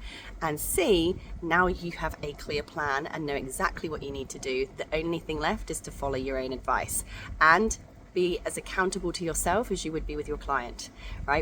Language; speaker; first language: English; native; English